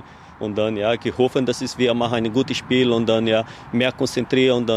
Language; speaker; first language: German; non-native, learner; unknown